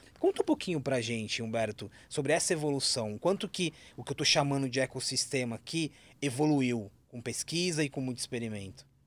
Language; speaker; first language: Portuguese; native; Portuguese